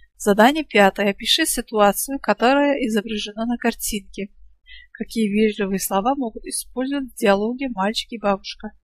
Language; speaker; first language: Russian; non-native, local second language; Kazakh